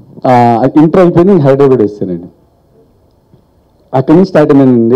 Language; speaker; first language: Telugu; native; Telugu